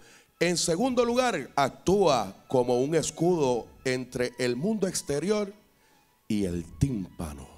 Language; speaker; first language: Spanish; native; Spanish